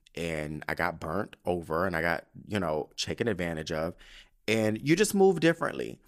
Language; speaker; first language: English; native; English